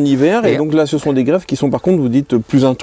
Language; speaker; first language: French; native; French